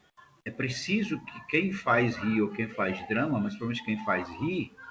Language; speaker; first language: Portuguese; native; Portuguese